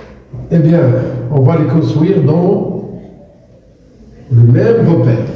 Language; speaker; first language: French; non-native, local second language; Arabic